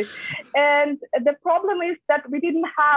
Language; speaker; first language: English; non-native, fluent; Kazakh